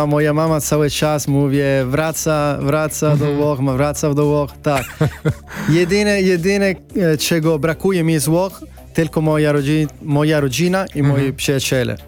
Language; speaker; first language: Polish; non-native, learner; Italian